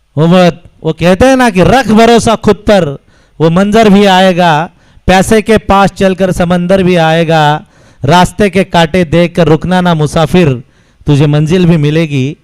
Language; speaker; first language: Hindi; non-native, local second language; Marathi